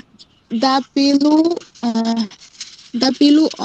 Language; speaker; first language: English; non-native, learner; Bangla